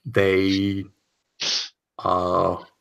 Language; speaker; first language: English; native; English